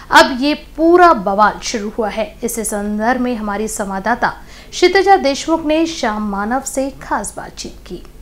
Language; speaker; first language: Hindi; non-native, local second language; Marathi